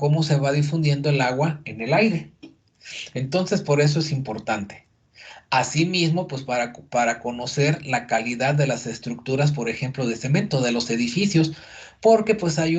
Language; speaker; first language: Spanish; native; Spanish